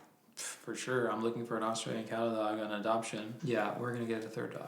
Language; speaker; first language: English; native; English